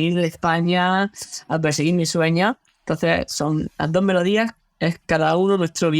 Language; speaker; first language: Spanish; native; Spanish